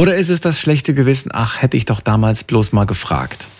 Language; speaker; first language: German; native; German